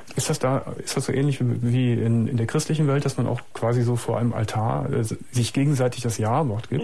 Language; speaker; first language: German; native; German